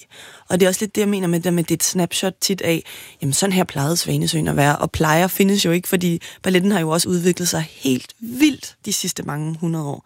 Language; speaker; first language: Danish; native; Danish